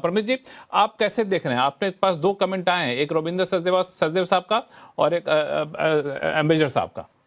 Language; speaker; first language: Hindi; native; Hindi